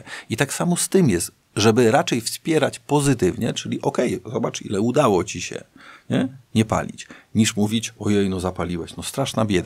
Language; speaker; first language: Polish; native; Polish